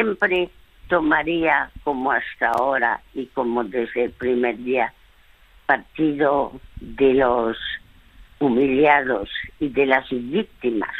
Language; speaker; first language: Spanish; early bilingual, other home language; French